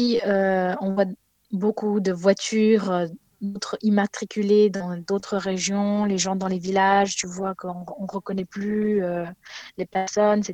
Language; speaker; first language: French; non-native, fluent; Ukrainian